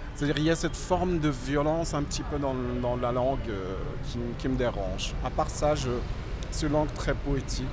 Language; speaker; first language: French; non-native, local second language; Berber languages